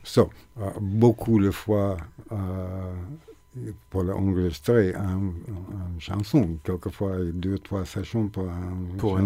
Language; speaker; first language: French; non-native, learner; English